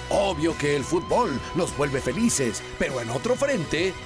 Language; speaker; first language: Spanish; native; Spanish